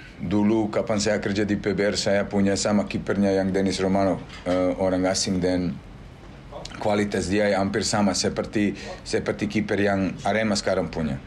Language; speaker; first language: Indonesian; non-native, fluent; Serbian